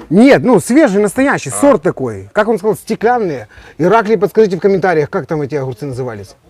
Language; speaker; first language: Russian; native; Russian